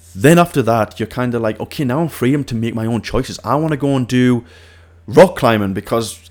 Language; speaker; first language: English; native; English